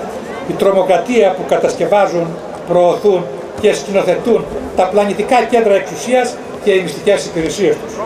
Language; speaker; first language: Greek; native; Greek